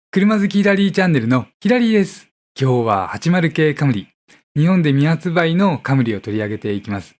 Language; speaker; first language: Japanese; native; Japanese